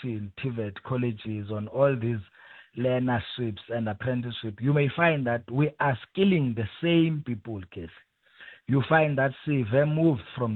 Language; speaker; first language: English; non-native, local second language; Xhosa